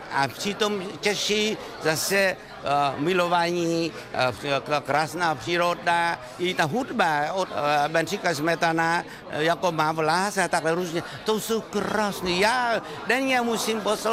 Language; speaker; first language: Czech; non-native, fluent; Vietnamese